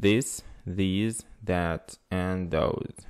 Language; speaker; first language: English; non-native, fluent; Russian